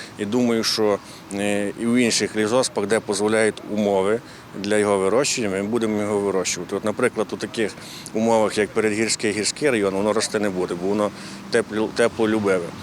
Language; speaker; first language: Ukrainian; native; Ukrainian